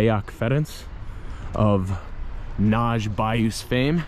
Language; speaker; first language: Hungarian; non-native, learner; English